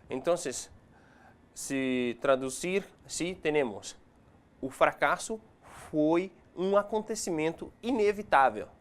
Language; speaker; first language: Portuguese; non-native, fluent; Spanish